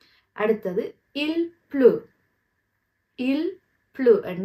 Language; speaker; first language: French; non-native, fluent; Tamil